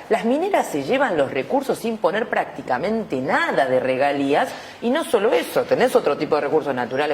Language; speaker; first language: Spanish; native; Spanish